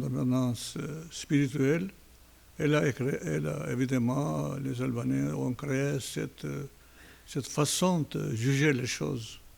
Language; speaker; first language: French; non-native, fluent; Albanian